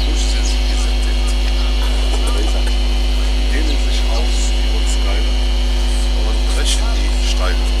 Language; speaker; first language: German; non-native, fluent; Arabic